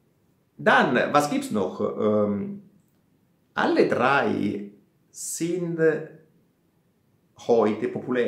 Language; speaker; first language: German; non-native, fluent; Italian